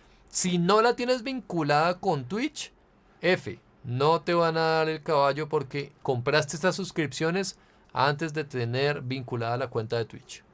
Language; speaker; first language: Spanish; native; Spanish